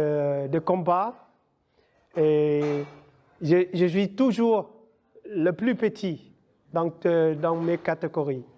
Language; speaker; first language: French; non-native, learner; Vietnamese